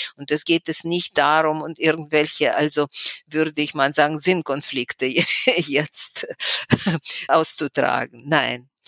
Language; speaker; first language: German; non-native, fluent; Russian